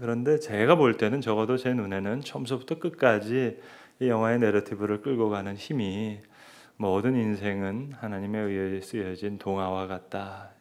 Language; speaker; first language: Korean; native; Korean